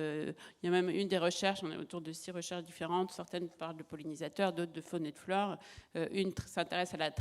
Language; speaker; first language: French; native; French